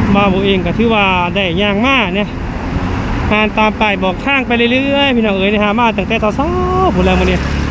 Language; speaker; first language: Thai; non-native, fluent; Lao